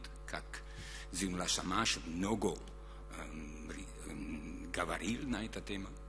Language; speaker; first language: Russian; non-native, learner; Italian